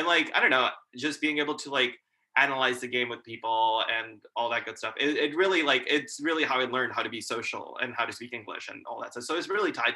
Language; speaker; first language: English; early bilingual, other home language; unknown